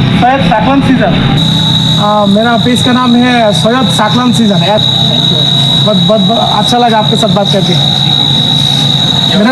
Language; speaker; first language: Hindi; non-native, learner; Bangla